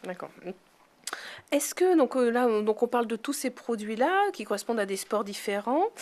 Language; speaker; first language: French; native; French